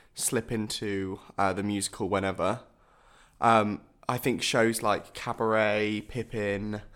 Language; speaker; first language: English; native; English